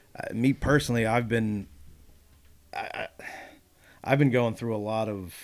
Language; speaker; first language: English; native; English